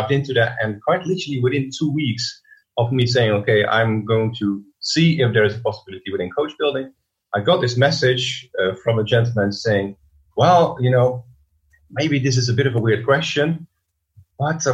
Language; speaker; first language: English; non-native, fluent; Dutch